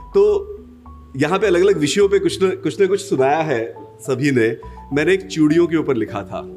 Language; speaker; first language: Hindi; native; Hindi